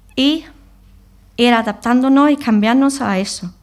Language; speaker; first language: Spanish; non-native, fluent; English